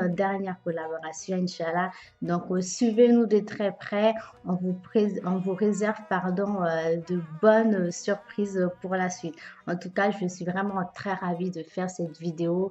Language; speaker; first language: French; early bilingual, other home language; Bambara